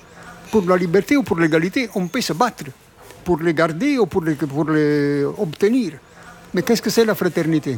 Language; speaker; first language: French; non-native, fluent; Italian